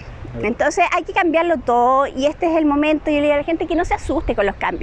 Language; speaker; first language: Spanish; native; Spanish